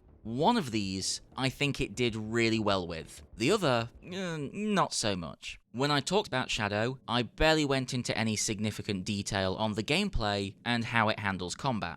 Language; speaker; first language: English; native; English